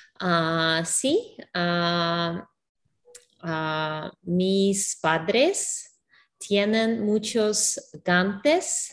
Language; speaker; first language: Spanish; non-native, learner; English